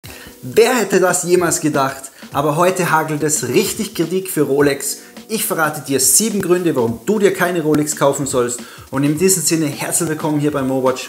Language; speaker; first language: German; native; German